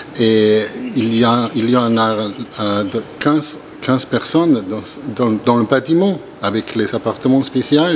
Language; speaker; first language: French; non-native, learner; German